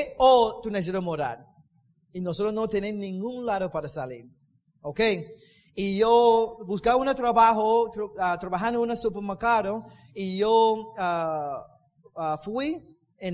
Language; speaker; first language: Spanish; non-native, learner; English